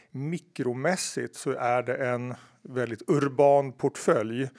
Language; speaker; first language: Swedish; native; Swedish